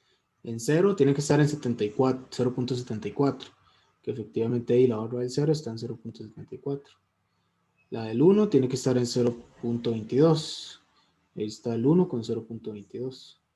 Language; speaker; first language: Spanish; native; Spanish